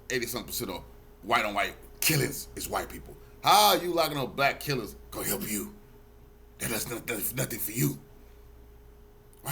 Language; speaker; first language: English; native; English